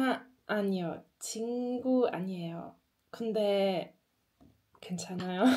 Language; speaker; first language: Korean; non-native, learner; German